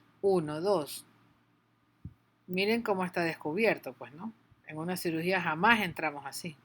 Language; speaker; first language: Spanish; native; Spanish